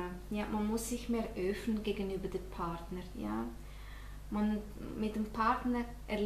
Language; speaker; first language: German; non-native, fluent; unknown